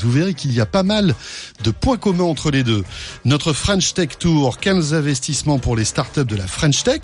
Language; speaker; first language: French; native; French